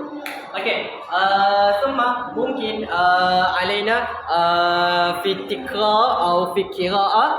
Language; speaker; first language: Arabic; non-native, learner; Malay